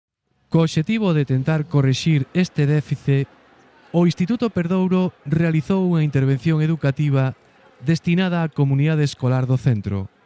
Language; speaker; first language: Galician; native; Galician